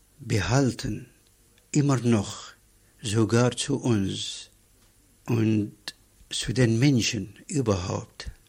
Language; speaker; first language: German; non-native, fluent; Arabic